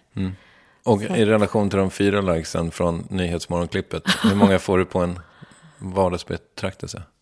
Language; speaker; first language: Swedish; native; Swedish